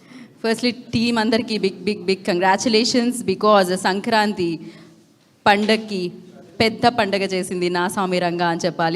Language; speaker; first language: Telugu; native; Telugu